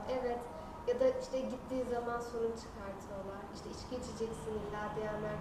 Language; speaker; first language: Turkish; native; Turkish